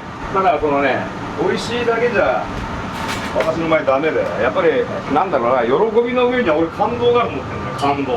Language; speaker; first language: Japanese; native; Japanese